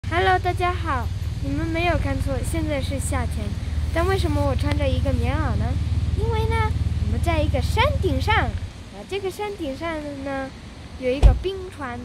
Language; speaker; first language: Chinese; early bilingual, heritage; Chinese